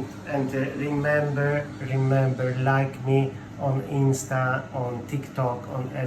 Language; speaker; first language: English; non-native, fluent; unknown